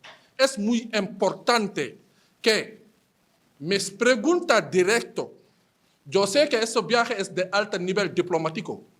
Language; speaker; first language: Spanish; non-native, fluent; Wolof